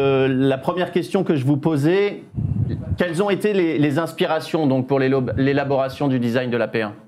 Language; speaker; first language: French; native; French